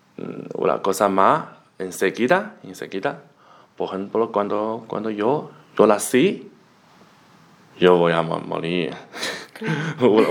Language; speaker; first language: Spanish; non-native, learner; Chinese